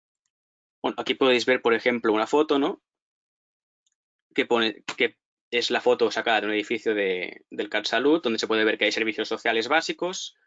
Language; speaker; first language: Spanish; native; Spanish